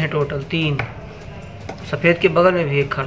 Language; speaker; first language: Hindi; native; Hindi